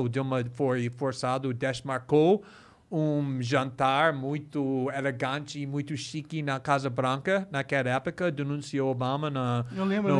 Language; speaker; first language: Portuguese; non-native, fluent; English